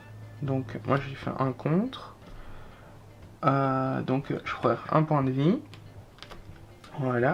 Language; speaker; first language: French; native; French